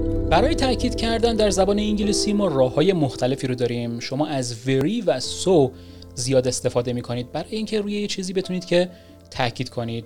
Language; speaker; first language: Persian; native; Persian